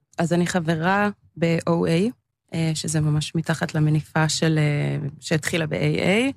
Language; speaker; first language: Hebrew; early bilingual, other home language; English